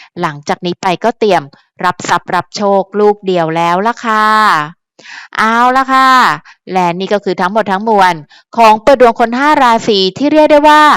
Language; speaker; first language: Thai; native; Thai